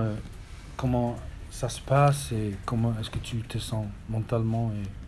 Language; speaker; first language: French; non-native, learner; English